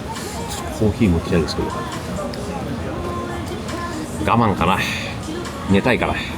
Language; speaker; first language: Japanese; native; Japanese